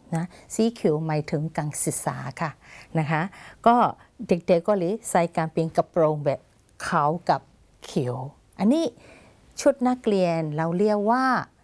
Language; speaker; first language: Thai; non-native, fluent; Burmese